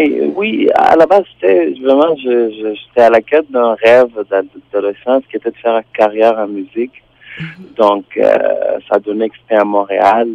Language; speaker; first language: French; non-native, fluent; Tsonga